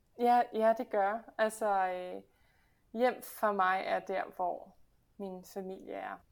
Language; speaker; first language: Danish; early bilingual, heritage; Danish